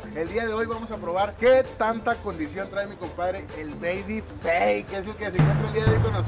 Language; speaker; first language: Spanish; native; Spanish